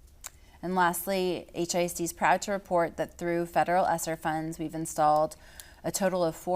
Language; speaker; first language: English; native; English